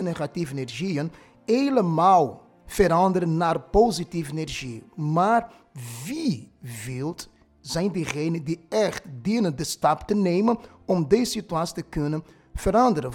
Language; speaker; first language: Dutch; non-native, fluent; Portuguese